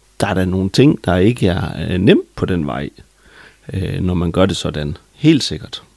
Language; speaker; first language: Danish; native; Danish